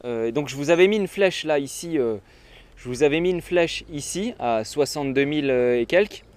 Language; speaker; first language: French; native; French